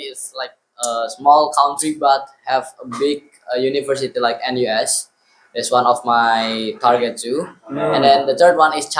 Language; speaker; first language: English; non-native, learner; Indonesian